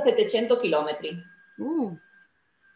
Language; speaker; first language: Italian; non-native, fluent; Spanish